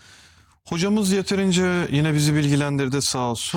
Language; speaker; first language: Turkish; native; Turkish